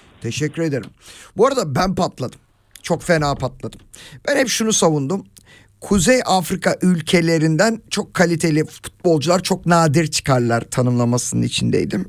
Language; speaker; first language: Turkish; native; Turkish